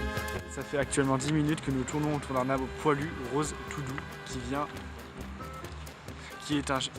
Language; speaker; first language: French; native; French